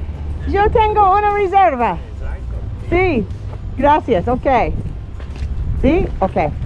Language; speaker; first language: Spanish; non-native, learner; English